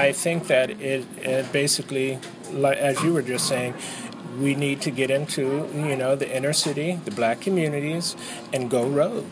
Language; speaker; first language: English; native; English